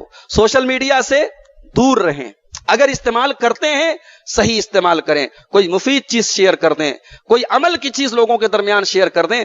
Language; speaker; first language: Urdu; native; Urdu